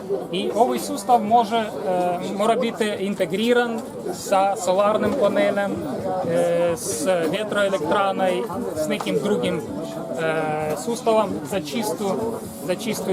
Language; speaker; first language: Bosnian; non-native, learner; Ukrainian